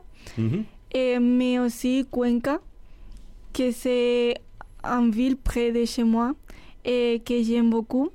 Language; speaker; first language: French; non-native, learner; Spanish